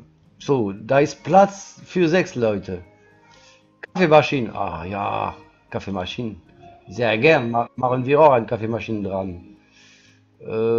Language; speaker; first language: German; non-native, learner; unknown